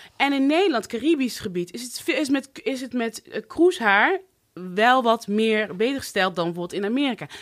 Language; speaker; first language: Dutch; native; Dutch